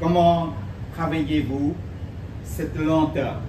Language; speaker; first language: French; non-native, fluent; Vietnamese